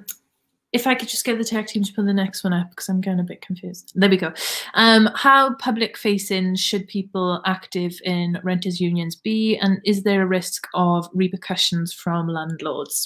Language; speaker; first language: English; native; English